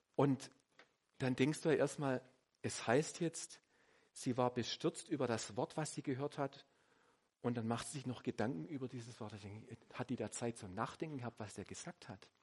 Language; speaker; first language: German; native; German